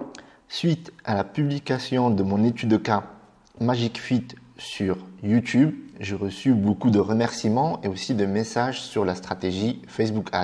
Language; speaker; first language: French; native; French